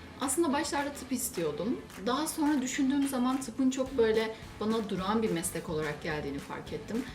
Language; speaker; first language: Turkish; native; Turkish